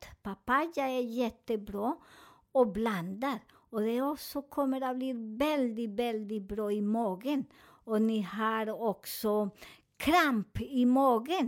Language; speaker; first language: Swedish; non-native, learner; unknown